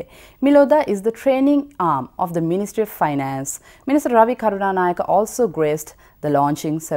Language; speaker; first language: English; non-native, local second language; Sinhala